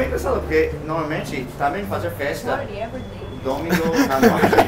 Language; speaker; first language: Portuguese; non-native, learner; English